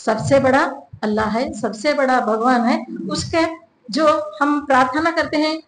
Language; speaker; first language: Hindi; non-native, local second language; Kannada